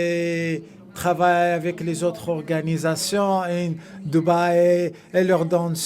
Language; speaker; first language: French; non-native, fluent; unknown